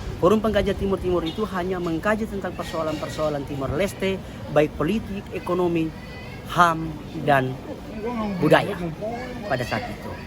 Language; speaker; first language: Indonesian; non-native, local second language; Tetum